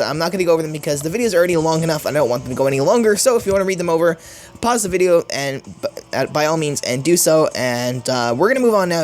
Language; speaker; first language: English; native; English